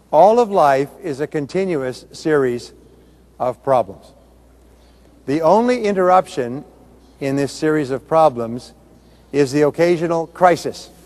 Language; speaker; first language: English; native; English